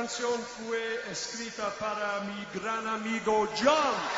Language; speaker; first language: Spanish; non-native, learner; English